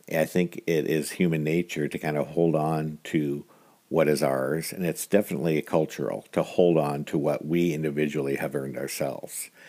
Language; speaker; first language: English; native; English